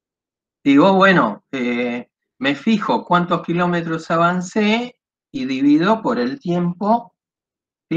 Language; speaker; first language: Spanish; native; Spanish